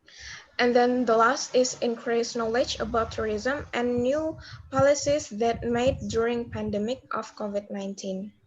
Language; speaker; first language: English; non-native, learner; Indonesian